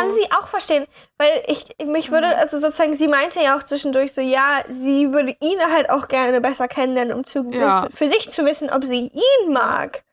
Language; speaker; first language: German; native; German